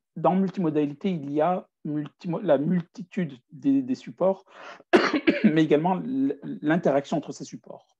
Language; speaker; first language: French; native; French